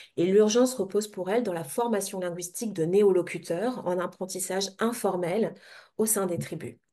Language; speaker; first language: French; native; French